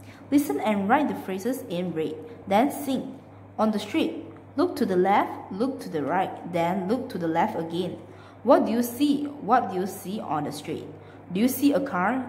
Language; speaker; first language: English; non-native, local second language; Chinese